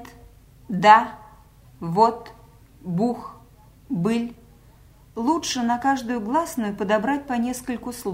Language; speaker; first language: Russian; native; Russian